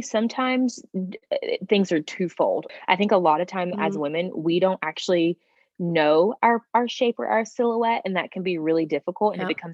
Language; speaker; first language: English; native; English